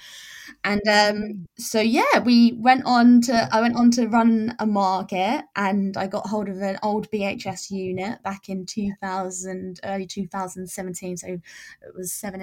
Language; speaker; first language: English; native; English